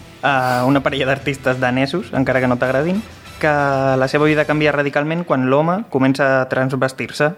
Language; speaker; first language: Catalan; non-native, local second language; Spanish